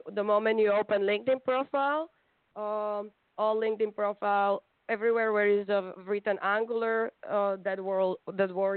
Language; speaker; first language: English; non-native, fluent; Slovak